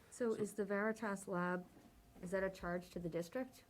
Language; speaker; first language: English; native; English